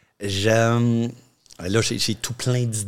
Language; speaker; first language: French; native; French